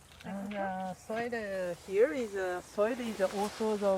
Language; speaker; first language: English; non-native, learner; Japanese